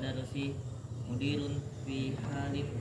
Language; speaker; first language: Arabic; non-native, learner; Indonesian